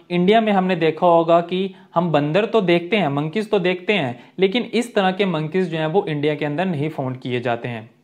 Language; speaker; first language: Hindi; native; Hindi